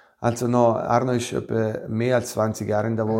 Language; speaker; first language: German; non-native, fluent; Italian